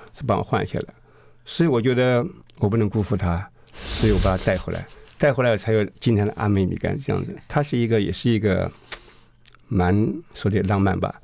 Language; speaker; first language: Chinese; early bilingual, heritage; Chinese